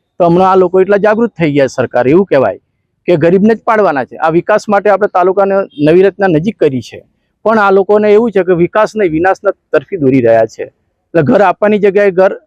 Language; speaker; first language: Gujarati; native; Gujarati